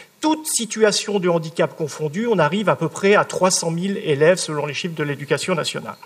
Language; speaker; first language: French; native; French